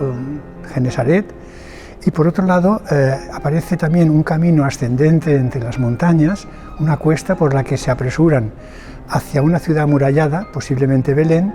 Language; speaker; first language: Spanish; native; Spanish